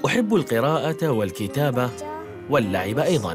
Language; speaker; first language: Arabic; non-native, learner; Indonesian